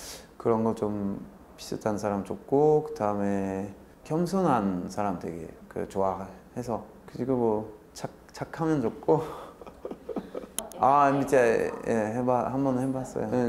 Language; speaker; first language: Korean; non-native, fluent; French